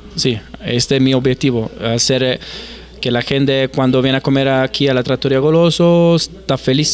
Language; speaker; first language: Spanish; non-native, fluent; Italian